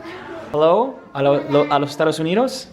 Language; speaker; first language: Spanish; non-native, learner; English